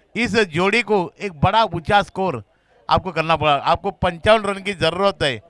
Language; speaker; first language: Hindi; non-native, local second language; Marathi